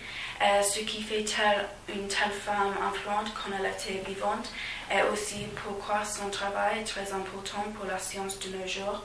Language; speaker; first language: French; non-native, fluent; English